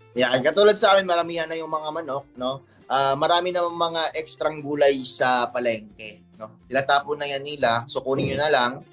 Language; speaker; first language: Filipino; non-native, local second language; Cebuano